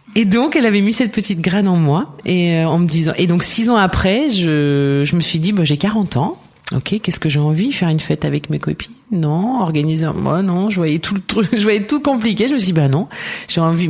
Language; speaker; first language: French; native; French